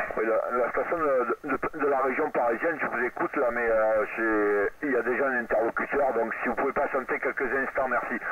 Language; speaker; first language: French; native; French